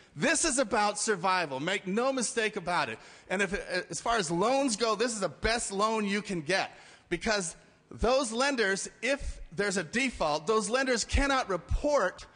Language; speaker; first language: English; native; English